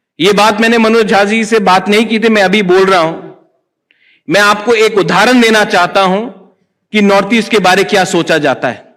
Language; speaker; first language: Hindi; non-native, local second language; Kok Borok